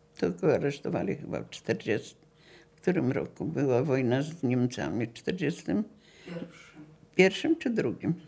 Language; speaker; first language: Polish; native; Polish